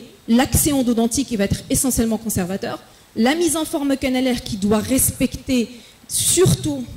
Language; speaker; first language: French; non-native, local second language; Arabic